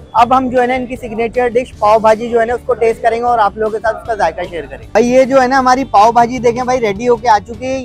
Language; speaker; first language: Urdu; native; Urdu